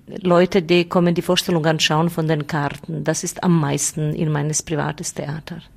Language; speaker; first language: German; non-native, learner; Bosnian